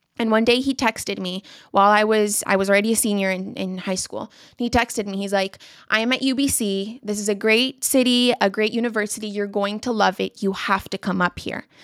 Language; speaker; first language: English; non-native, local second language; Spanish